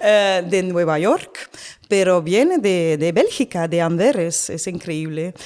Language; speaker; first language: Spanish; non-native, learner; Dutch